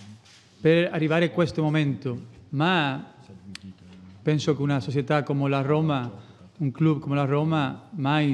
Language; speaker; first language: Italian; non-native, fluent; Spanish